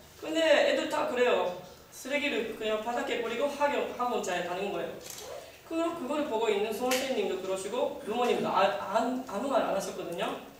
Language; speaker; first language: Korean; non-native, learner; Japanese